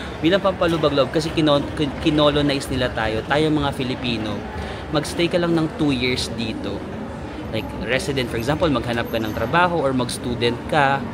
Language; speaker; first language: Filipino; non-native, local second language; Waray